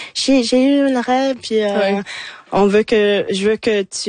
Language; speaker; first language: French; non-native, local second language; English